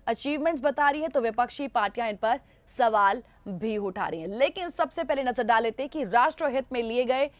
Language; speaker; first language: Hindi; native; Hindi